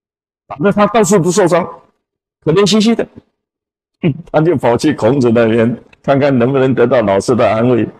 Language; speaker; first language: Chinese; native; Chinese